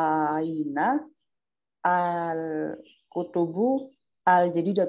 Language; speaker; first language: Arabic; non-native, fluent; Indonesian